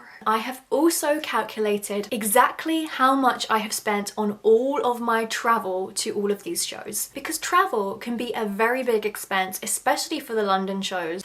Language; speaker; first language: English; native; English